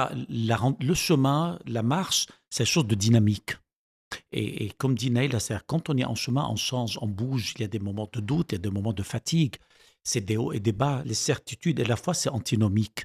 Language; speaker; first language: French; non-native, local second language; Arabic